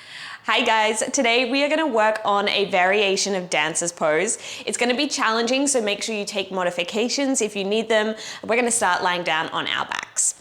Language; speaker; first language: English; native; English